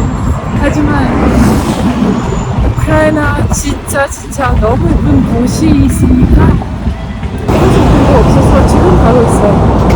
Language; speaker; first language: Korean; non-native, learner; Ukrainian